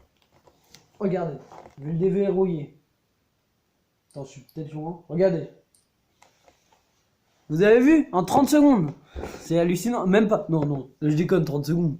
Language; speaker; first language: French; native; French